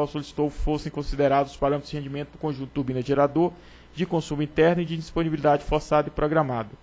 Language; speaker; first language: Portuguese; native; Portuguese